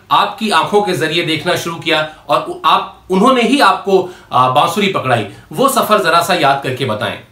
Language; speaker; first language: Hindi; native; Hindi